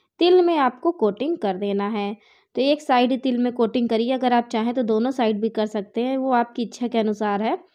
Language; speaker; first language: Hindi; native; Hindi